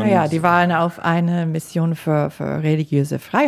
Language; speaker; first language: German; non-native, fluent; English